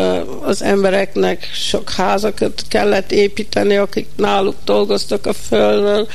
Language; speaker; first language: Hungarian; early bilingual, heritage; Hungarian